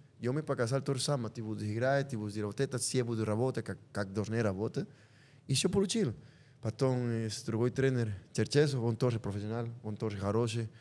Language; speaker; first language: Russian; non-native, learner; Spanish